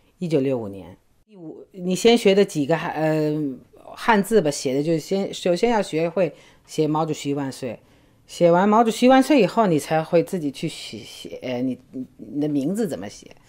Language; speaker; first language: Chinese; native; Chinese